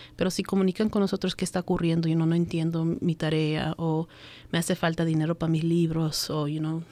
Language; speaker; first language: Spanish; early bilingual, heritage; Spanish